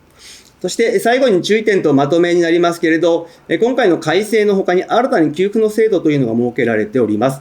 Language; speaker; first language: Japanese; native; Japanese